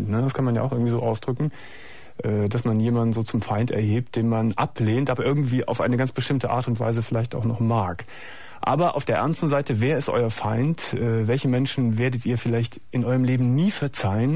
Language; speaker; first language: German; native; German